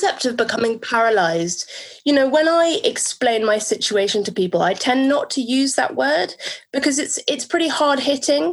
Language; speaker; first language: English; native; English